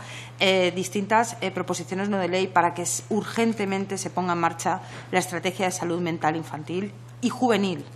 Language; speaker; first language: Spanish; native; Spanish